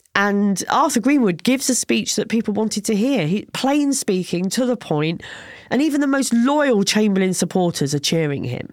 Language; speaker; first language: English; native; English